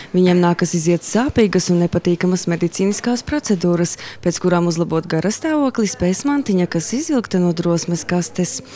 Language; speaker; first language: Latvian; non-native, local second language; Russian